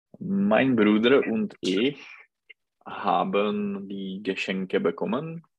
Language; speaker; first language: German; non-native, learner; Czech